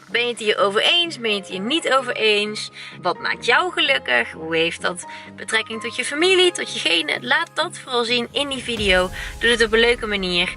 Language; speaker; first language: Dutch; native; Dutch